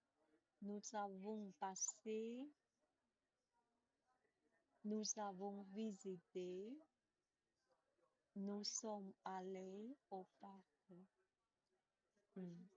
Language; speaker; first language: French; non-native, learner; Chinese